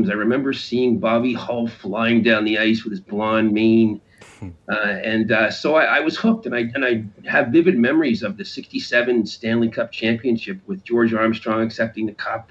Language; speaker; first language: English; native; English